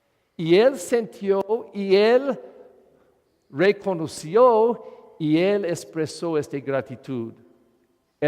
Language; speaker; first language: Spanish; non-native, learner; English